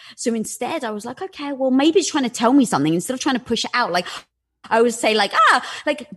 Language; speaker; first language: English; native; English